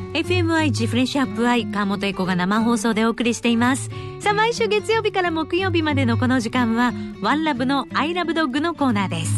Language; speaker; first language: Japanese; native; Japanese